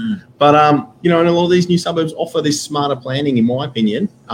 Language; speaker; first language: English; native; English